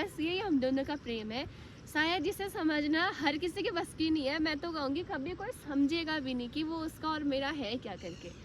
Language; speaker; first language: Hindi; native; Hindi